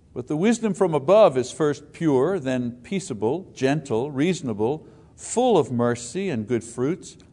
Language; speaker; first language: English; native; English